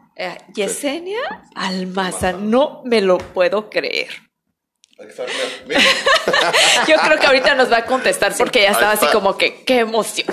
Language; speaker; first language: Spanish; native; Spanish